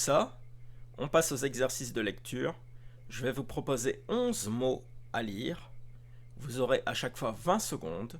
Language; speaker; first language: French; native; French